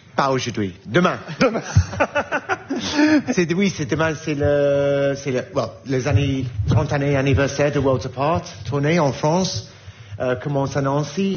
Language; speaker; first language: French; non-native, learner; English